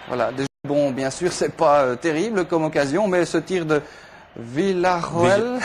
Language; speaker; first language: French; native; French